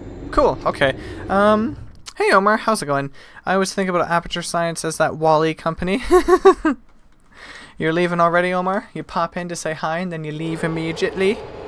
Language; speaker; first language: English; native; English